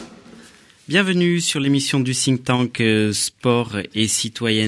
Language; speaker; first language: French; native; French